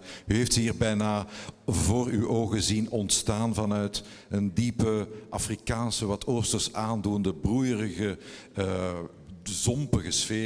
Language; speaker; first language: Dutch; native; Dutch